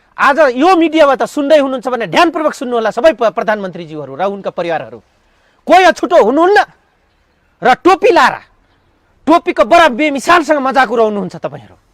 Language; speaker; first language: Nepali; non-native, local second language; Dangaura Tharu